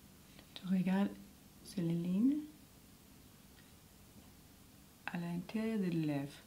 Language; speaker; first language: French; non-native, learner; English